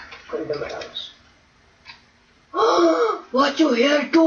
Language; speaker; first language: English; non-native, learner; Finnish